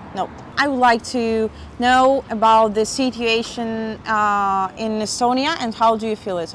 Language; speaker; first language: English; non-native, fluent; Spanish